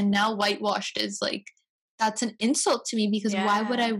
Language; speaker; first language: English; native; English